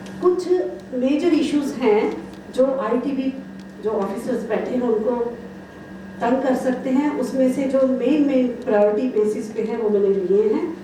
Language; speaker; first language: Hindi; non-native, local second language; Punjabi